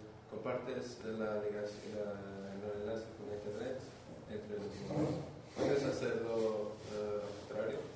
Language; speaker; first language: Spanish; non-native, learner; Portuguese